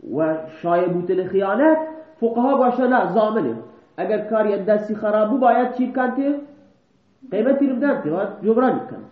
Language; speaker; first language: Persian; non-native, local second language; Baluchi